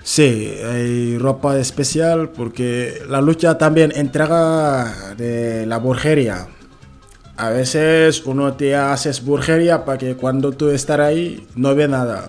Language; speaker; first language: Spanish; non-native, learner; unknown